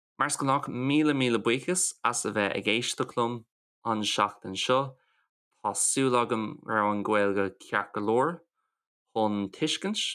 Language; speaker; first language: Irish; non-native, local second language; English